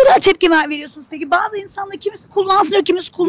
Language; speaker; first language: Turkish; native; Turkish